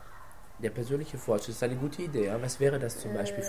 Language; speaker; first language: German; non-native, fluent; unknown